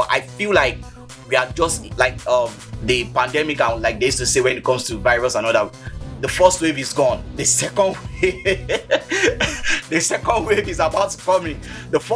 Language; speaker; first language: English; non-native, local second language; Yoruba